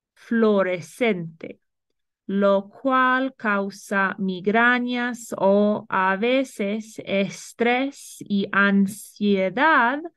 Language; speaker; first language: Spanish; non-native, fluent; English